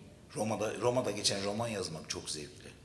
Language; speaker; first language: Turkish; native; Turkish